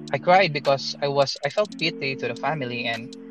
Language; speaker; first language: English; non-native, local second language; Cebuano